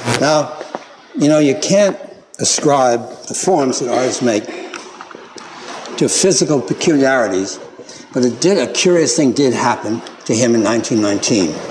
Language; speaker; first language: English; native; English